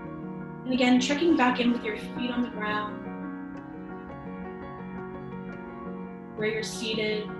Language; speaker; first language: English; native; English